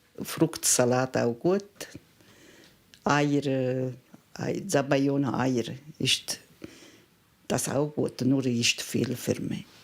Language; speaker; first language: German; non-native, learner; Italian